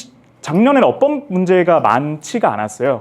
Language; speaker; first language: Korean; native; Korean